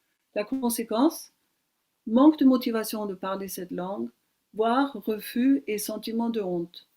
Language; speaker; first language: French; non-native, fluent; German